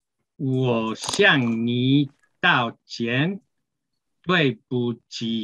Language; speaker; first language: Chinese; non-native, learner; English